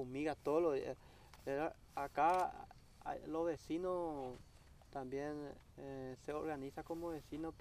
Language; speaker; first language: Spanish; non-native, local second language; Guarani